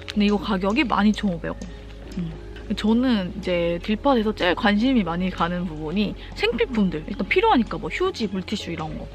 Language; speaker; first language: Korean; native; Korean